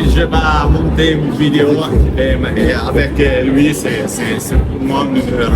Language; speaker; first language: French; non-native, learner; Italian